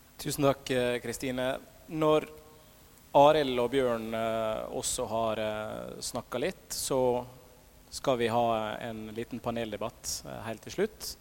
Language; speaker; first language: Norwegian; native; Norwegian